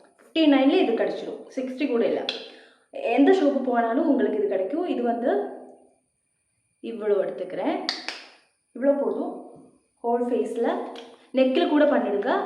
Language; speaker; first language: Tamil; non-native, learner; Malayalam